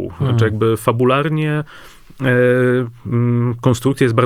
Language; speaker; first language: Polish; native; Polish